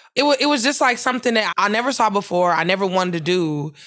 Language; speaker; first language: English; native; English